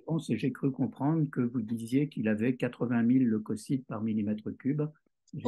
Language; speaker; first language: French; native; French